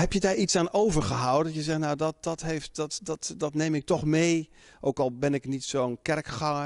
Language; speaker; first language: Dutch; native; Dutch